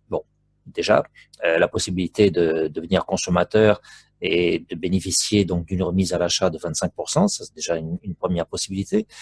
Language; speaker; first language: French; native; French